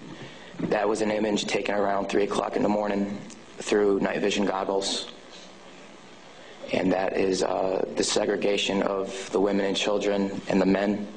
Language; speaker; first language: English; native; English